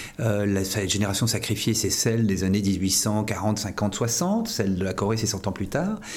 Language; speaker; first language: French; native; French